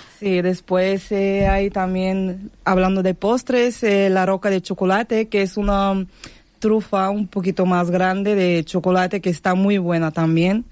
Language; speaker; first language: Spanish; non-native, fluent; Bulgarian